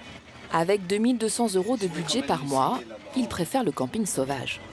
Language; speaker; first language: French; native; French